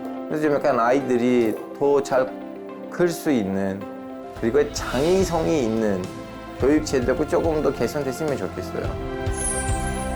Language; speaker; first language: Korean; non-native, fluent; Turkish